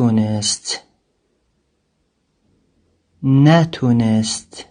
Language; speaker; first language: Persian; non-native, fluent; Central Kurdish